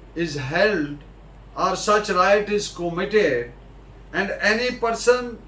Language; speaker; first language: English; non-native, local second language; Urdu